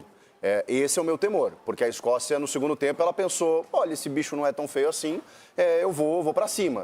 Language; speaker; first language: Portuguese; native; Portuguese